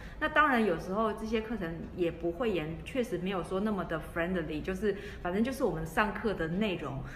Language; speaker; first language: Chinese; native; Chinese